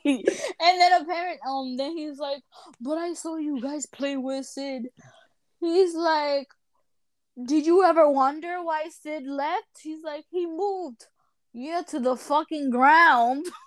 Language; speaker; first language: English; early bilingual, other home language; Spanish